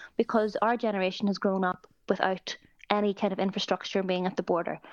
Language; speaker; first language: English; native; English